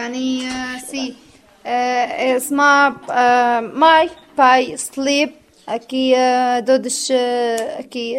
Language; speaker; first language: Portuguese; non-native, learner; Arabic